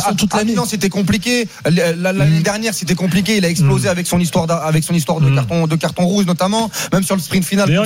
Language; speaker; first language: French; native; French